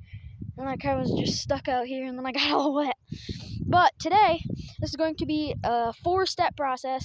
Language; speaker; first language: English; native; English